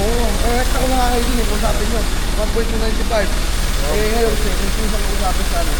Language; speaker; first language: Filipino; native; Filipino